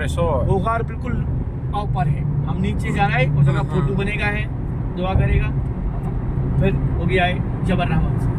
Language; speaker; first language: Hindi; non-native, learner; Baluchi